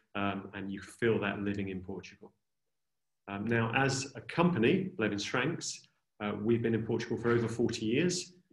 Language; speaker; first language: English; native; English